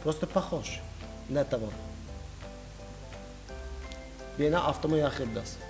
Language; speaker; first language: Russian; non-native, fluent; Tajik